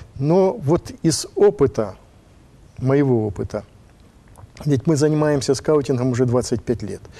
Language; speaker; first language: Russian; native; Russian